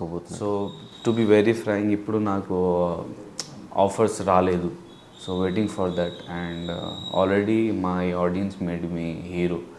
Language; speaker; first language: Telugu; non-native, learner; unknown